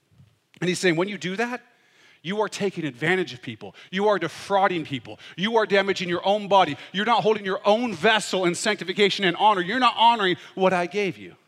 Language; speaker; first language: English; native; English